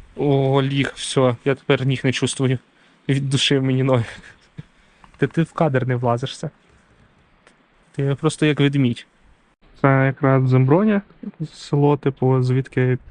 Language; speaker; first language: Ukrainian; non-native, local second language; Russian